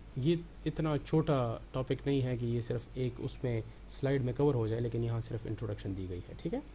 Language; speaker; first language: Urdu; non-native, local second language; Pashto